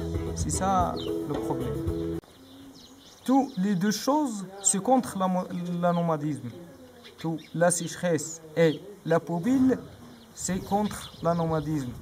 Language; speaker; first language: French; non-native, learner; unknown